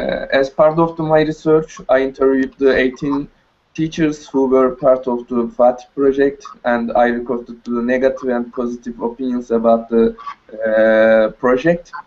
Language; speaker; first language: English; non-native, learner; Turkish